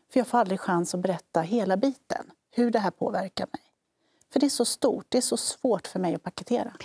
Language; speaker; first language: Swedish; native; Swedish